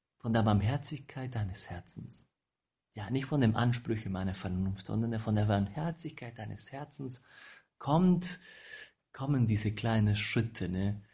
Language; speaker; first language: German; non-native, fluent; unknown